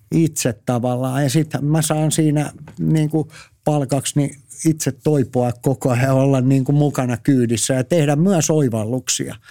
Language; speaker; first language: Finnish; native; Finnish